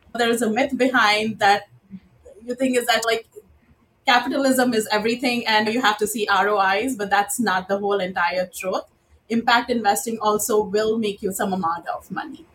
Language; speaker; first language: English; non-native, local second language; Marathi